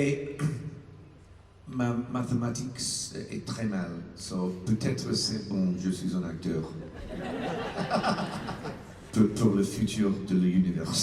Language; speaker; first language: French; non-native, learner; English